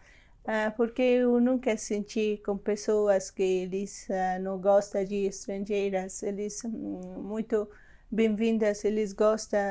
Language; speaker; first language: Portuguese; non-native, learner; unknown